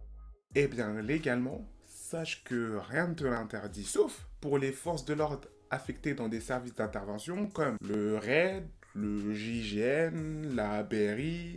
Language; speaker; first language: French; native; French